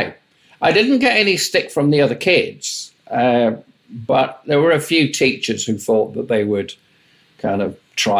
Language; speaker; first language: English; native; English